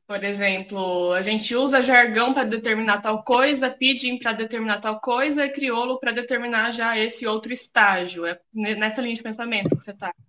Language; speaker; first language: Portuguese; native; Portuguese